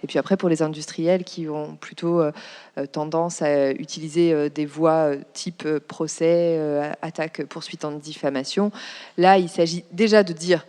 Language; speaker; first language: French; native; French